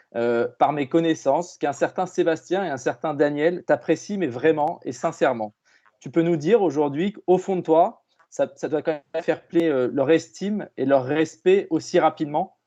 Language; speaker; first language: French; native; French